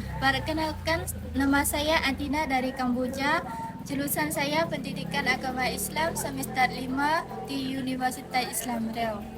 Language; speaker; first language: Indonesian; non-native, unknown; Khmer